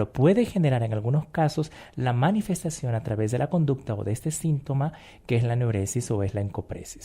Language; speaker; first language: Spanish; native; Spanish